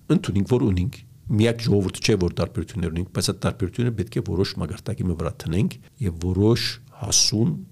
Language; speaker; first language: Armenian; early bilingual, heritage; Armenian